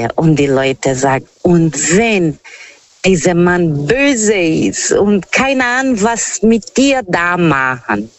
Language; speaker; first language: German; non-native, fluent; Portuguese